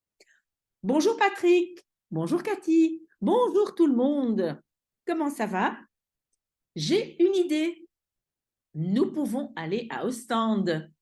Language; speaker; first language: French; non-native, fluent; Dutch